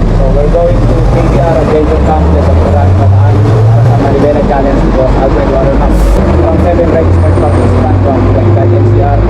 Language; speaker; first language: Filipino; native; Filipino